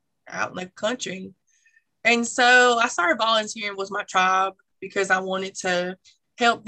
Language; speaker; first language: English; native; English